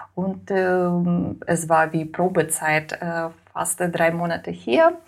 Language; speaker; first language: German; non-native, fluent; Russian